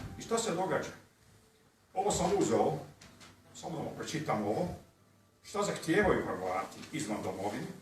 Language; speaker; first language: Bosnian; early bilingual, heritage; Croatian